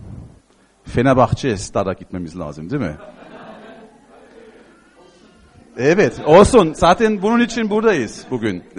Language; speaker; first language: Turkish; non-native, fluent; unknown